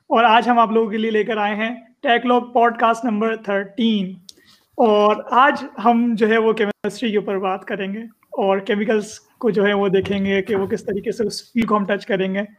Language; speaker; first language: Urdu; native; Urdu